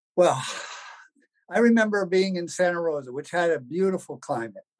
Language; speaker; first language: English; native; English